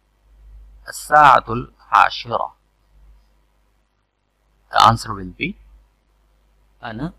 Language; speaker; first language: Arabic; non-native, fluent; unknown